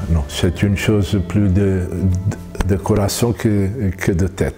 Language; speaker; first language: French; non-native, fluent; Portuguese